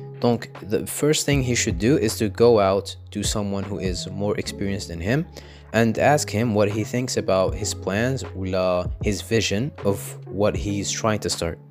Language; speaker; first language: English; non-native, fluent; Arabic